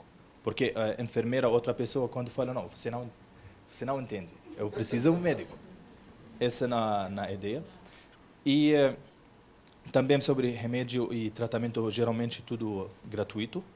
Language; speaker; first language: Portuguese; non-native, learner; Arabic